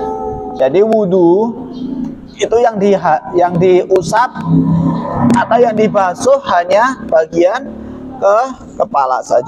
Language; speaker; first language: Indonesian; native; Indonesian